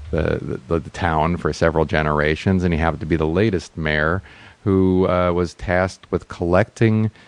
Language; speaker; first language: English; native; English